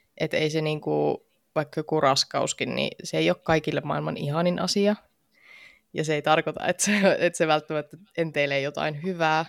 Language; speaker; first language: Finnish; native; Finnish